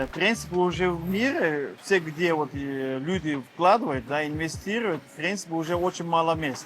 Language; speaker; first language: Russian; non-native, fluent; Turkish